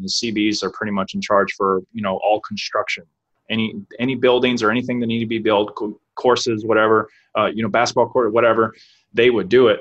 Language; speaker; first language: English; native; English